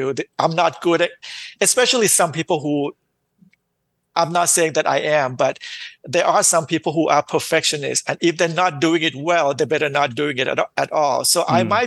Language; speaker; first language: English; non-native, fluent; Thai